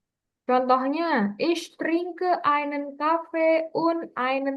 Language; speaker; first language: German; non-native, fluent; Indonesian